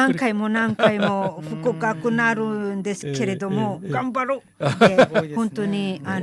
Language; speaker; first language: Japanese; non-native, fluent; Filipino